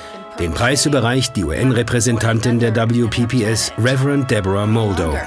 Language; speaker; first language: German; native; German